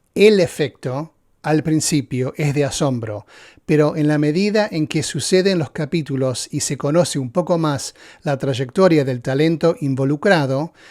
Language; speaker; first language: Spanish; early bilingual, heritage; Spanish